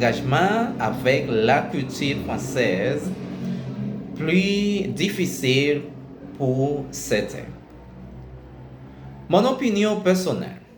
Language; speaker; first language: French; non-native, learner; Spanish